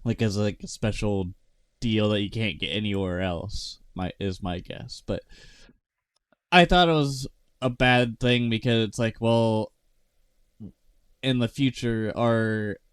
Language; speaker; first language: English; native; English